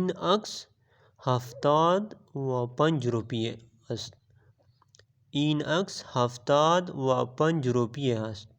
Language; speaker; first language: Persian; non-native, fluent; Urdu